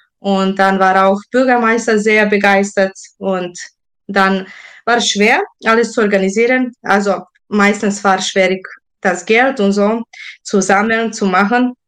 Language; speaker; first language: German; non-native, fluent; Serbian